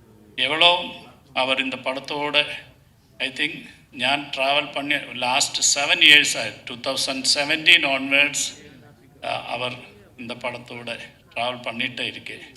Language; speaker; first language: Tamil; non-native, learner; Malayalam